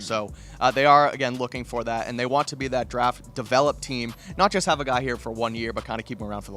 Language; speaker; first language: English; native; English